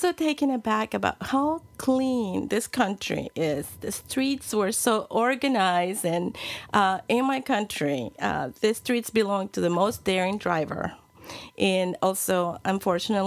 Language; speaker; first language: English; non-native, fluent; Spanish